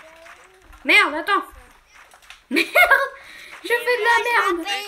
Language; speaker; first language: French; native; French